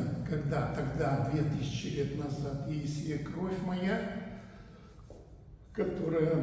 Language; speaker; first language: Russian; native; Russian